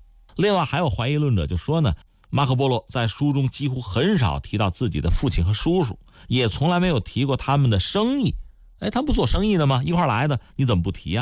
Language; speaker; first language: Chinese; native; Chinese